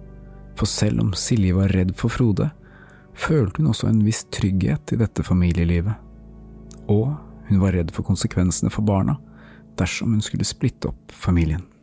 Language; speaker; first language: Norwegian; native; Norwegian